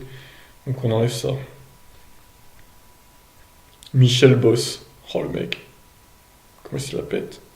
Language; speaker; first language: French; native; French